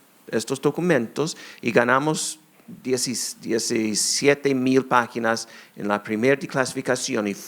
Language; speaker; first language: Spanish; non-native, fluent; English